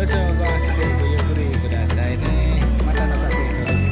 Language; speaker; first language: Japanese; non-native, learner; Indonesian